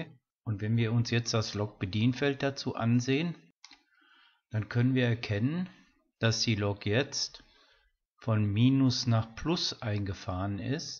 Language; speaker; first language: German; native; German